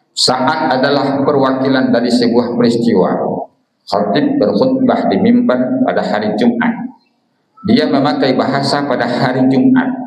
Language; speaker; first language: Malay; non-native, local second language; Minangkabau